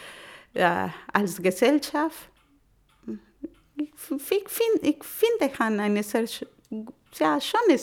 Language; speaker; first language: German; non-native, learner; Spanish